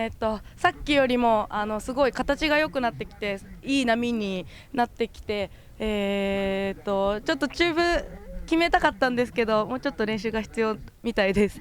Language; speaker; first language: Japanese; native; Japanese